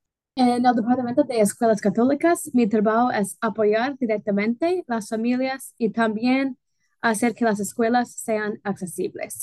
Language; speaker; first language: Spanish; non-native, fluent; English